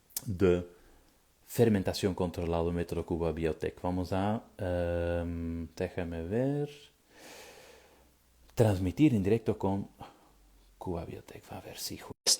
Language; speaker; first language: Spanish; non-native, fluent; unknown